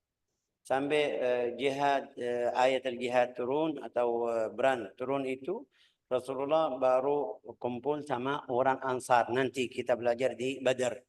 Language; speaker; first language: Indonesian; non-native, fluent; Arabic